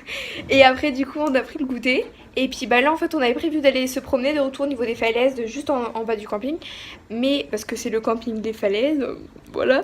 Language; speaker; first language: French; native; French